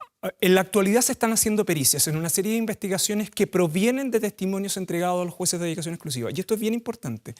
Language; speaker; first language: Spanish; native; Spanish